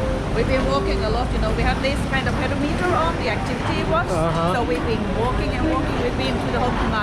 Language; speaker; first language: English; non-native, learner; Swedish